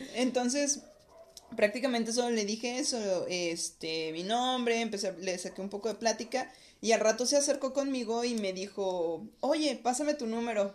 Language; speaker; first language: Spanish; native; Spanish